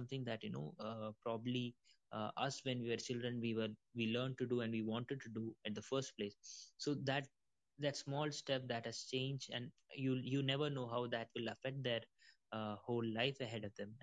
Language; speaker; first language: English; non-native, local second language; Malayalam